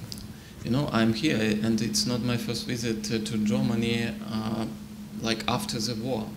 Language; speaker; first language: English; non-native, learner; Ukrainian